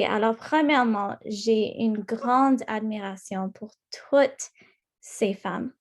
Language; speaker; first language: French; non-native, local second language; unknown